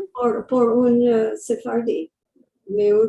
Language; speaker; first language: Spanish; early bilingual, heritage; English